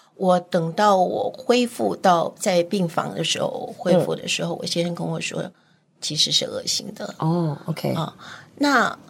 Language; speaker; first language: Chinese; native; Chinese